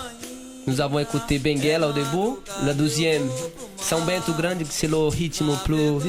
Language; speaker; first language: French; non-native, fluent; Portuguese